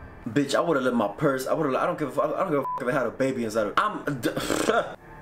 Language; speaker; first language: English; native; English